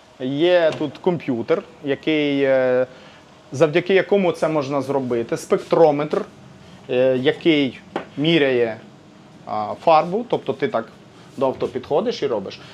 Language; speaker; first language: Ukrainian; native; Ukrainian